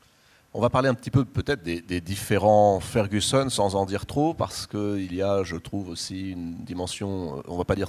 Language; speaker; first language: French; native; French